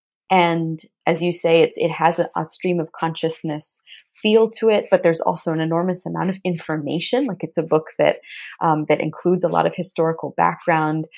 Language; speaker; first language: English; native; English